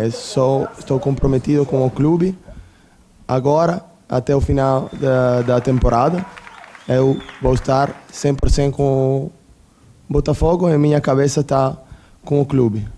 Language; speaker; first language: Portuguese; non-native, fluent; Italian